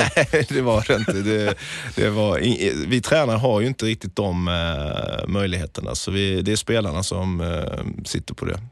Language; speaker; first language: Swedish; native; Swedish